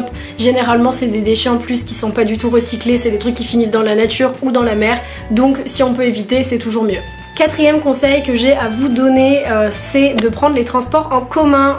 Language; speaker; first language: French; native; French